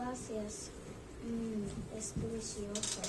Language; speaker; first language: Spanish; non-native, learner; English